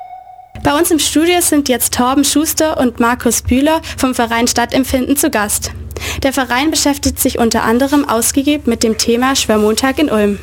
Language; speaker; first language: German; native; German